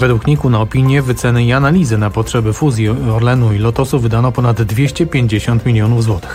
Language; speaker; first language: Polish; native; Polish